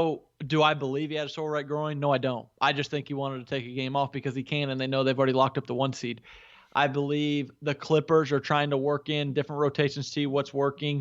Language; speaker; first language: English; native; English